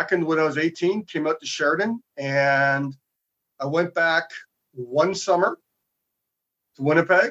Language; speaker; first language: English; native; English